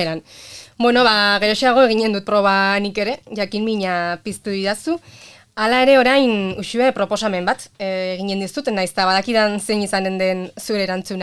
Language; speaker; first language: Basque; native; Basque